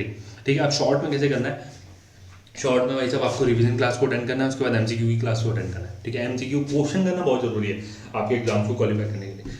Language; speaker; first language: Hindi; native; Hindi